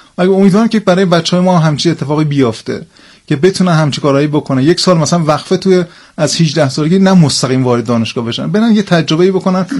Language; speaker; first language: Persian; early bilingual, heritage; Persian